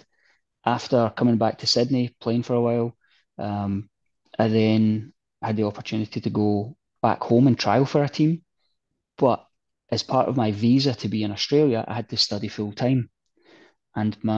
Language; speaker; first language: English; native; English